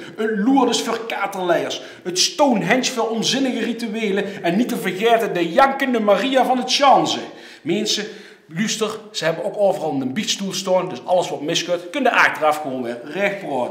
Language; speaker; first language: Dutch; native; Dutch